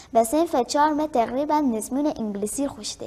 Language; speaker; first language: Persian; native; Persian